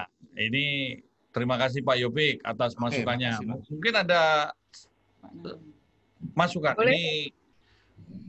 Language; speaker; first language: Indonesian; native; Indonesian